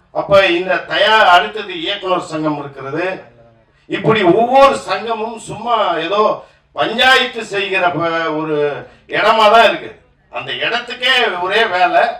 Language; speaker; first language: Tamil; native; Tamil